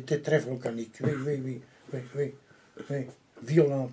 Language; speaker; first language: French; non-native, local second language; Dutch